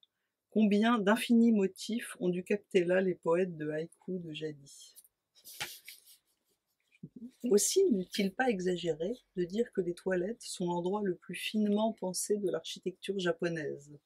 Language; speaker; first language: French; native; French